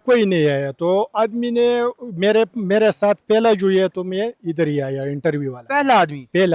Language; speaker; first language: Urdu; non-native, local second language; Pashto